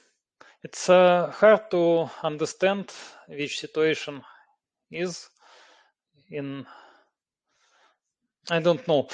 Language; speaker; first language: English; non-native, learner; Russian